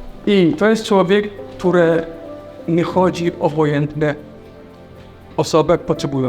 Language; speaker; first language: Polish; non-native, fluent; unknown